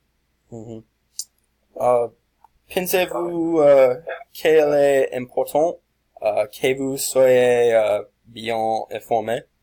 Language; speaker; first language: French; non-native, learner; English